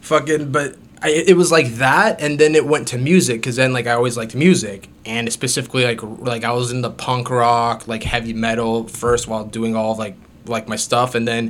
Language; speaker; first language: English; native; English